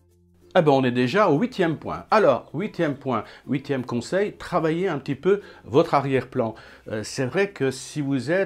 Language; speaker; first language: French; native; French